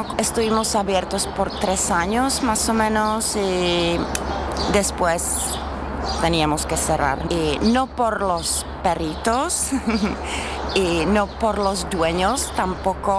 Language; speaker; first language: Spanish; non-native, learner; Czech